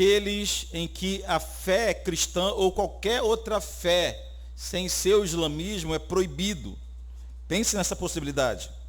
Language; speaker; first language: Portuguese; native; Portuguese